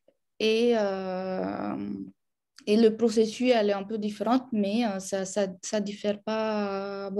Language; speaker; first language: French; non-native, fluent; Romanian